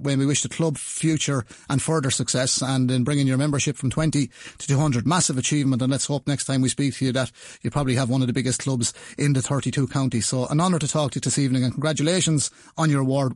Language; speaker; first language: English; native; English